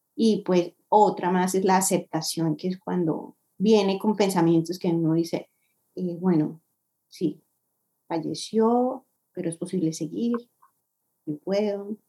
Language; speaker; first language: Spanish; native; Spanish